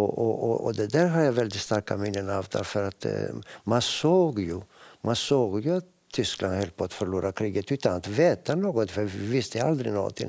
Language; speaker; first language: Swedish; non-native, fluent; Greek